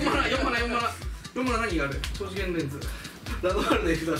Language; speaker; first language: Japanese; native; Japanese